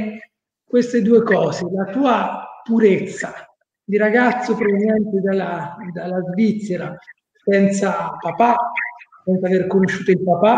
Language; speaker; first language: Italian; native; Italian